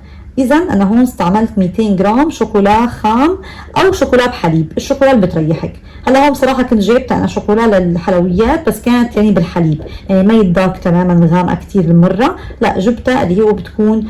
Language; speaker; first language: Arabic; native; Arabic